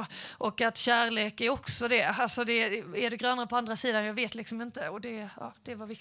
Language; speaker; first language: Swedish; native; Swedish